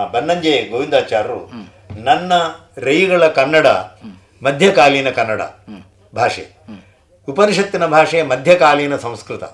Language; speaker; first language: Kannada; non-native, local second language; Tulu